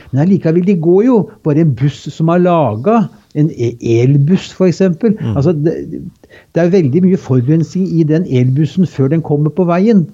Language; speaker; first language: Norwegian; native; Norwegian